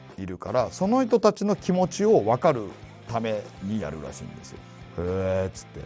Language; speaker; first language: Japanese; native; Japanese